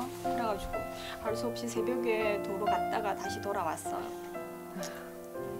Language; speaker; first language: Korean; native; Korean